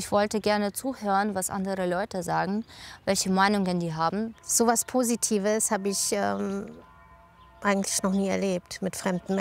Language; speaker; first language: German; non-native, learner; Ukrainian